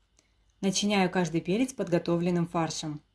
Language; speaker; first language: Russian; native; Russian